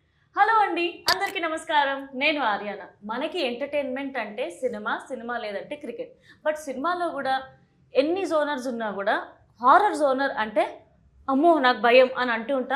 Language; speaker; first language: Telugu; native; Telugu